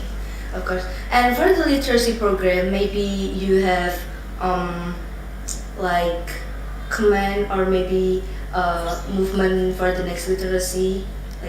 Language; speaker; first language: English; non-native, learner; Indonesian